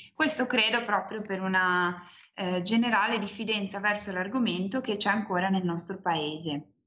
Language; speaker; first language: Italian; native; Italian